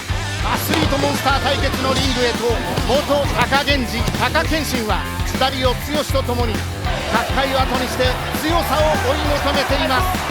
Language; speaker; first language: Japanese; native; Japanese